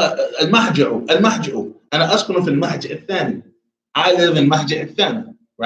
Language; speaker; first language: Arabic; non-native, fluent; English